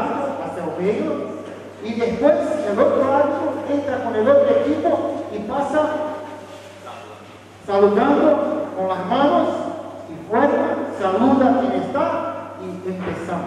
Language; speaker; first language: Spanish; non-native, fluent; Portuguese